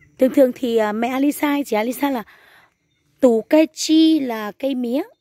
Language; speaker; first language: Vietnamese; non-native, local second language; Hmong